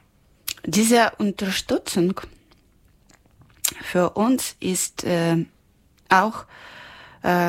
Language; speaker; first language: German; non-native, learner; Ukrainian